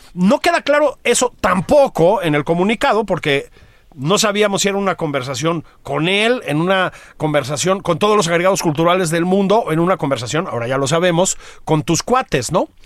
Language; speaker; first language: Spanish; native; Spanish